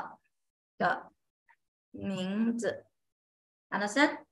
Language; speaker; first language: English; non-native, learner; Chinese